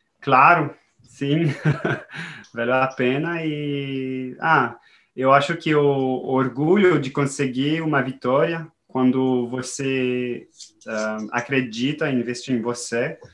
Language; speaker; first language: Portuguese; non-native, fluent; French